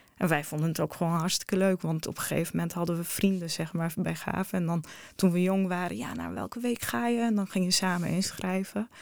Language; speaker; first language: Dutch; early bilingual, other home language; Arabic